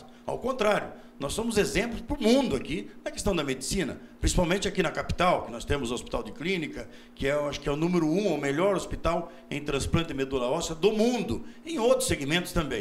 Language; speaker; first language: Portuguese; native; Portuguese